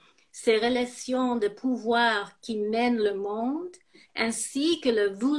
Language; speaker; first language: French; non-native, fluent; English